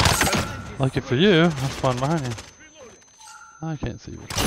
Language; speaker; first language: English; native; English